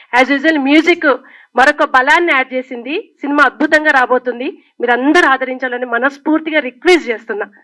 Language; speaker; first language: Telugu; native; Telugu